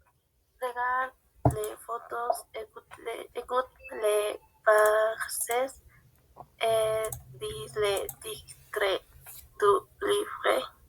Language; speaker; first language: French; non-native, learner; Spanish